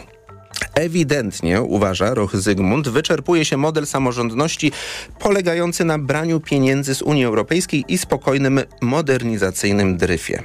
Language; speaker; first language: Polish; native; Polish